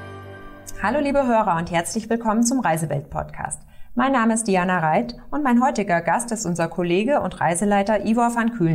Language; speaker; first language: German; native; German